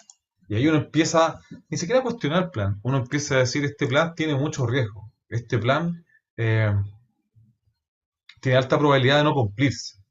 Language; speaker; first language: Spanish; native; Spanish